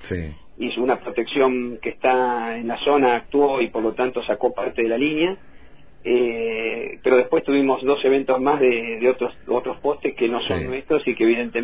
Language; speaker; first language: Spanish; native; Spanish